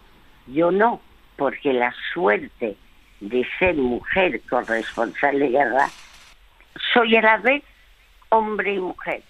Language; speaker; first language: Spanish; early bilingual, other home language; French